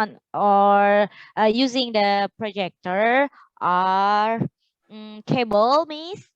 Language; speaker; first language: English; non-native, fluent; Indonesian